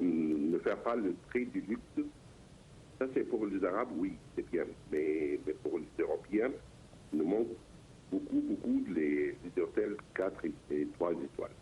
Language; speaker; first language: French; non-native, learner; Arabic